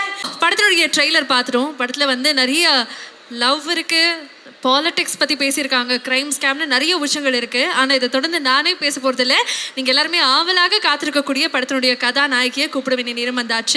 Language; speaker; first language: Tamil; native; Tamil